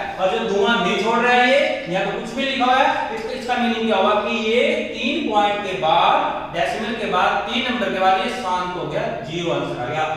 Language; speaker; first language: Hindi; native; Hindi